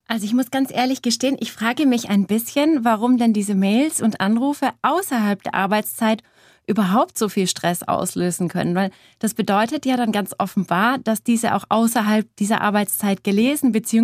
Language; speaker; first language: German; native; German